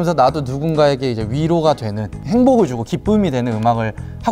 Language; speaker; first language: Korean; native; Korean